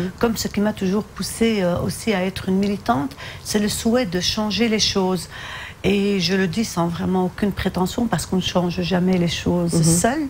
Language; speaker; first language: French; early bilingual, other home language; Arabic